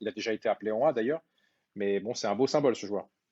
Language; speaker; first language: French; native; French